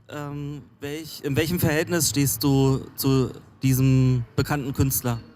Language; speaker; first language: German; native; German